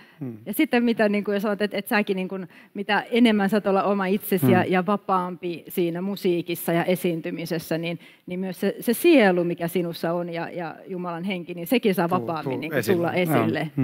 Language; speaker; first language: Finnish; native; Finnish